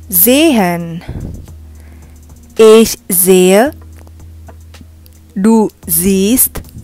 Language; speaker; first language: German; non-native, fluent; Indonesian